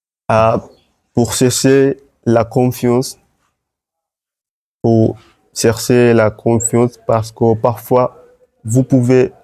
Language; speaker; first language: French; non-native, learner; Swahili